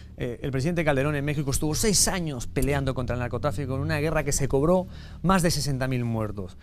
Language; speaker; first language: Spanish; native; Spanish